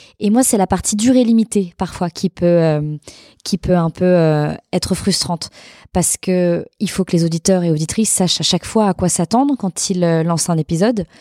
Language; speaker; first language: French; native; French